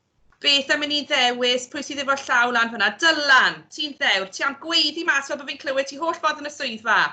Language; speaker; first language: Welsh; native; Welsh